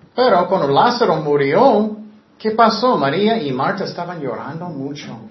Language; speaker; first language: Spanish; non-native, fluent; English